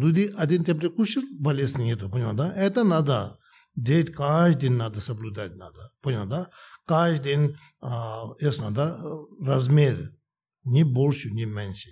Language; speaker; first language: Russian; non-native, learner; Tibetan